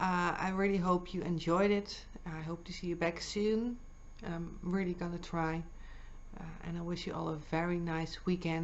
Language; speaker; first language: English; non-native, fluent; Dutch